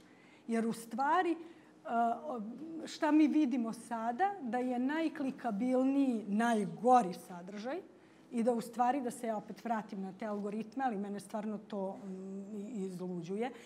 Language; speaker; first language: Bosnian; native; Bosnian